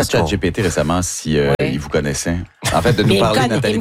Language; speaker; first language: French; native; French